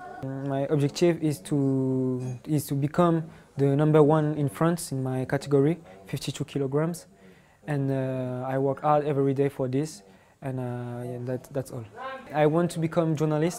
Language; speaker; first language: English; non-native, learner; French